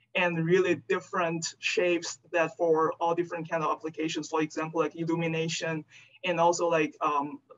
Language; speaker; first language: English; non-native, fluent; Chinese